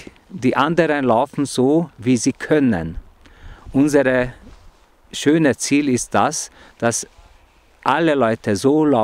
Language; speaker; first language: German; non-native, fluent; Hungarian